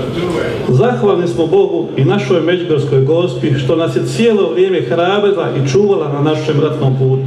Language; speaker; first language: Croatian; native; Croatian